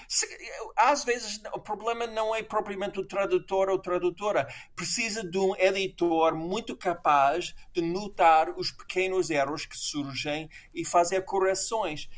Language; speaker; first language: Portuguese; non-native, fluent; English